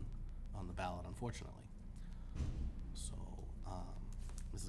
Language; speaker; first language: English; native; English